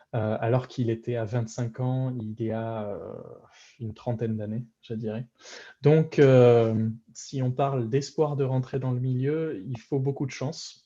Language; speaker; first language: French; native; French